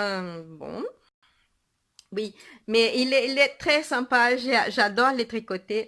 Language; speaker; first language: French; non-native, fluent; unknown